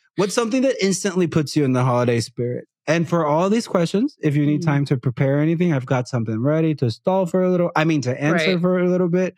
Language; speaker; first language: English; non-native, fluent; Spanish